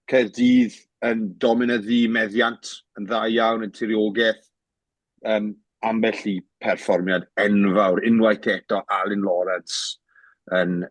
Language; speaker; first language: Welsh; native; Welsh